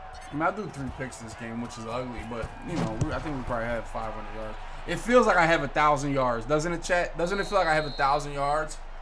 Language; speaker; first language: English; native; English